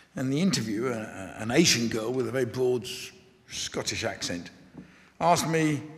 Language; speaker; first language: English; native; English